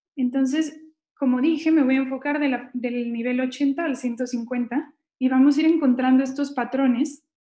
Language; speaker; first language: Spanish; native; Spanish